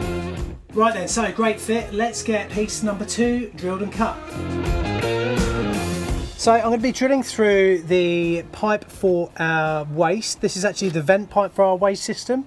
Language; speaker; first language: English; native; English